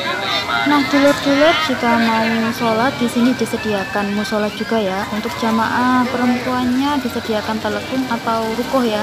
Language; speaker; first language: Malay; non-native, local second language; Javanese